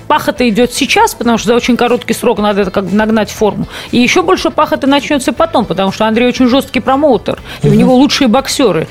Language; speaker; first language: Russian; native; Russian